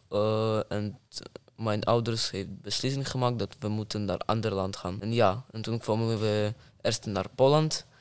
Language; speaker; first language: Dutch; non-native, fluent; Ukrainian